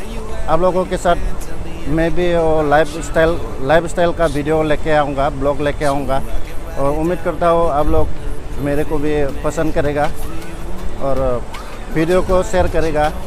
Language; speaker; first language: Hindi; non-native, local second language; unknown